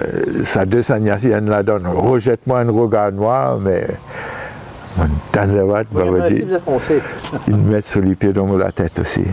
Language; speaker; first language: French; non-native, local second language; Morisyen